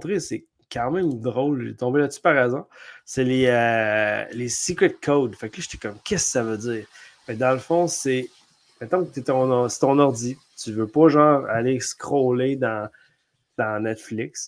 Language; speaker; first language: French; native; French